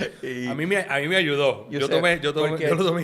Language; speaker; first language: Spanish; native; Spanish